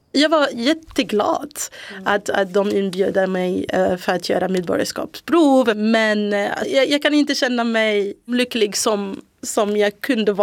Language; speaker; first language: Swedish; non-native, fluent; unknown